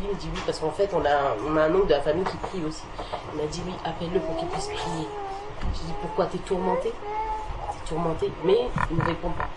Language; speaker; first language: French; native; French